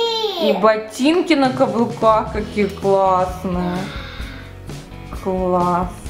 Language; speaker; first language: Russian; native; Russian